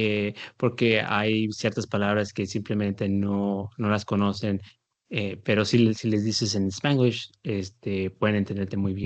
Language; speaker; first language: Spanish; early bilingual, heritage; Spanish